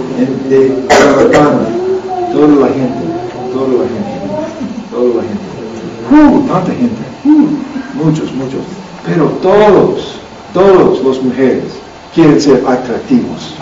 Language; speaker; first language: Spanish; non-native, learner; English